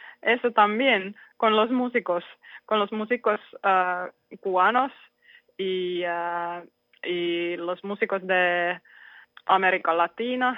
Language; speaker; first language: Spanish; non-native, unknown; Finnish